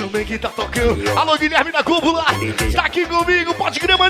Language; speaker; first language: Portuguese; native; Portuguese